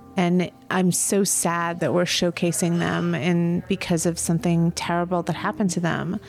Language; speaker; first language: English; native; English